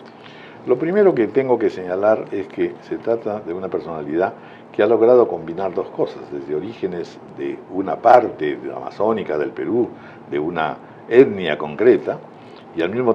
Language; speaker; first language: Spanish; native; Spanish